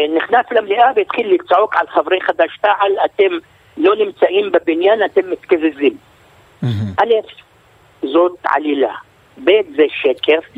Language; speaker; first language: Hebrew; non-native, local second language; Arabic